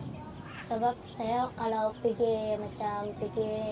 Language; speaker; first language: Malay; early bilingual, other home language; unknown